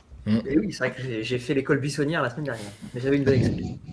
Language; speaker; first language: French; native; French